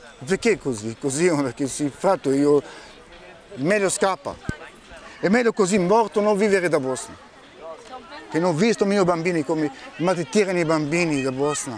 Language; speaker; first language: Italian; non-native, learner; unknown